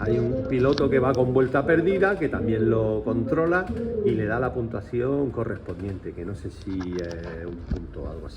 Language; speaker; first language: Spanish; native; Spanish